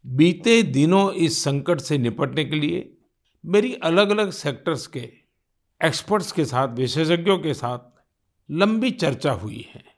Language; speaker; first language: Hindi; non-native, local second language; Gujarati